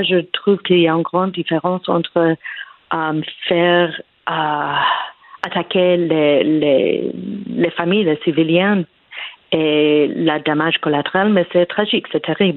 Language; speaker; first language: French; non-native, fluent; English